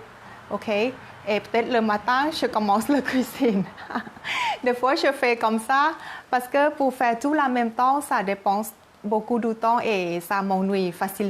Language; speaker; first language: French; non-native, learner; Thai